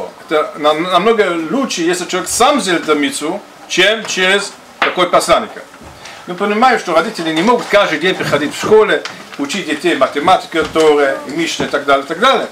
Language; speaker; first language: Russian; non-native, fluent; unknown